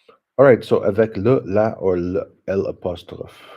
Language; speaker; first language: French; non-native, learner; English